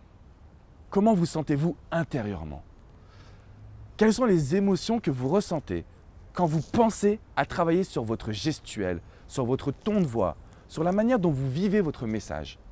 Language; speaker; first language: French; native; French